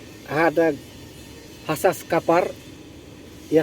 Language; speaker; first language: Arabic; non-native, learner; Filipino